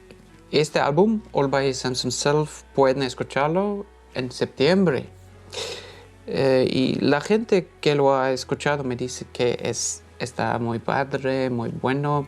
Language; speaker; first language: Spanish; non-native, fluent; Norwegian